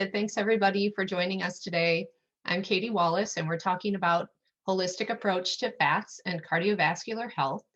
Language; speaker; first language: English; native; English